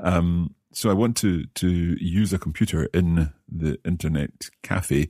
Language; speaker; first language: English; native; English